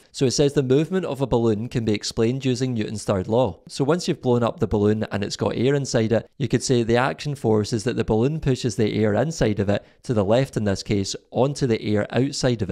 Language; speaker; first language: English; native; English